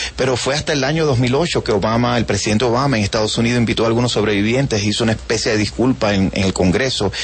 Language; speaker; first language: Spanish; native; Spanish